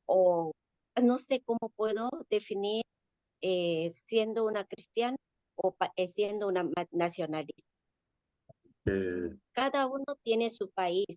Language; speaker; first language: Spanish; non-native, learner; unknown